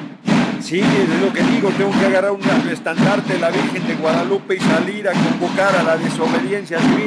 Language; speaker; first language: Spanish; native; Spanish